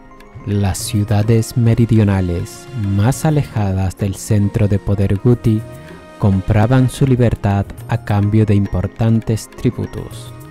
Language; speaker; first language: Spanish; native; Spanish